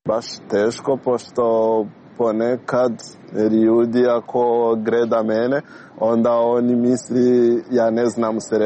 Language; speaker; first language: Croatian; non-native, learner; Rundi